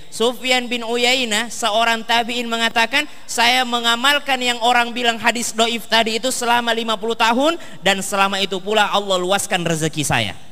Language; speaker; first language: Indonesian; native; Indonesian